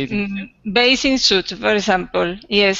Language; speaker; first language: English; non-native, learner; Spanish